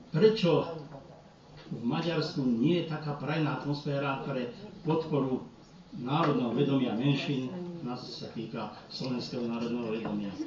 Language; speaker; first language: Slovak; early bilingual, heritage; Slovak